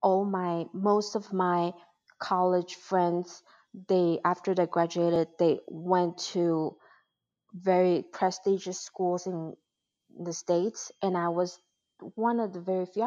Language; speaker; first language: English; non-native, fluent; Chinese